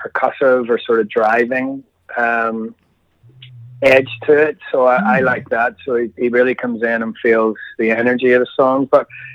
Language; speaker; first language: English; native; English